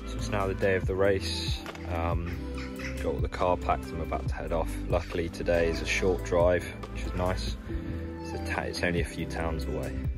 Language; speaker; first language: English; native; English